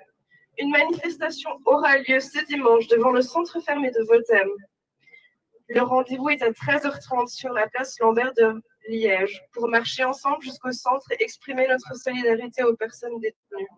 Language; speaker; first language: French; native; French